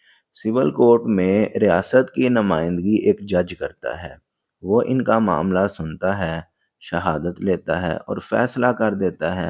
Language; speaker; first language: Urdu; native; Urdu